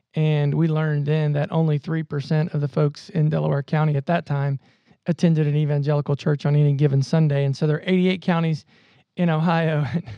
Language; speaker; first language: English; native; English